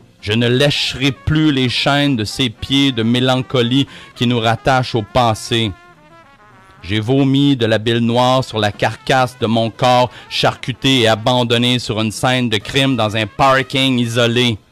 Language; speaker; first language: French; native; French